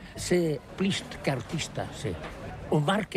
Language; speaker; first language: French; non-native, learner; Catalan